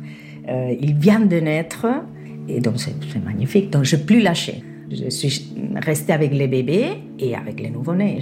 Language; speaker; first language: French; non-native, fluent; Spanish